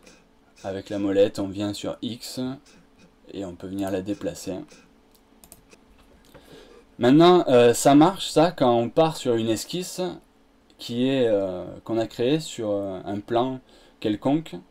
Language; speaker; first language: French; native; French